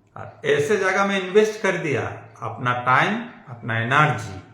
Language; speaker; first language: Hindi; non-native, local second language; Bangla